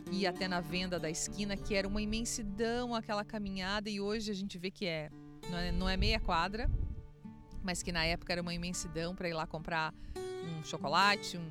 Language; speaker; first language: Portuguese; native; Portuguese